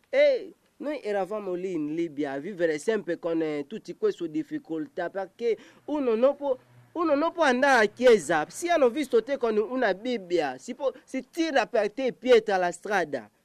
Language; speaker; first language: Italian; non-native, learner; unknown